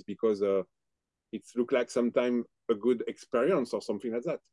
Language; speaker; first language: English; non-native, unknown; French